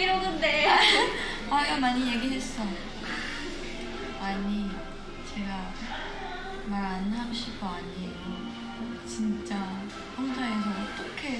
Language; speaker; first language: Korean; non-native, fluent; Chinese